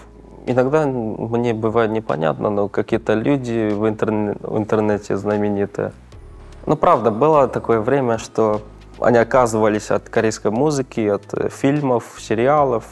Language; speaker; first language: Russian; non-native, fluent; Korean